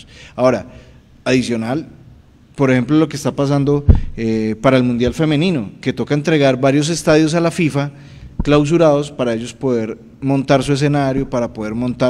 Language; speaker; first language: Spanish; native; Spanish